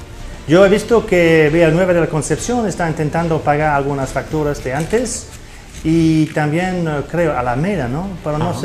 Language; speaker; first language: Spanish; non-native, fluent; English